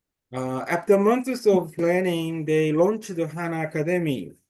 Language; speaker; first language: English; non-native, learner; Korean